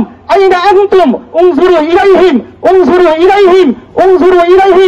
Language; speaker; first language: Arabic; non-native, fluent; Bangla